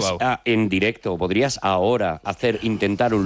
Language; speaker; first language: Spanish; native; Spanish